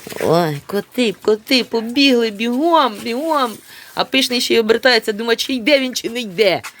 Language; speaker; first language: Ukrainian; native; Ukrainian